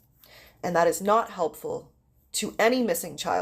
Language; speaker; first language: English; native; English